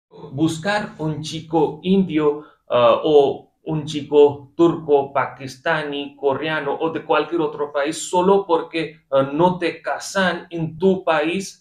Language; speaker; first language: Spanish; non-native, fluent; Hindi